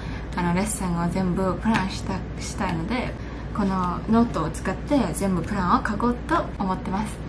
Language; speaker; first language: Japanese; early bilingual, heritage; English